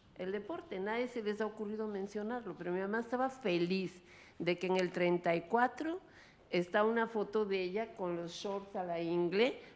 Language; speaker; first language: Spanish; early bilingual, other home language; Russian